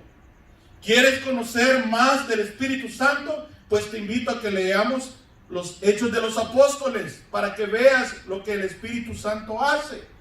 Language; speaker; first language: Spanish; native; Spanish